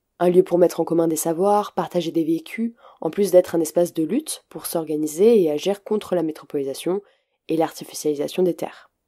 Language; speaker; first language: French; native; French